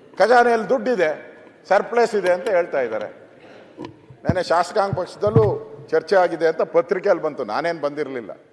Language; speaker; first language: Kannada; native; Kannada